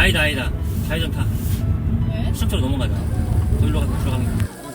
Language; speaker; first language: Korean; native; Korean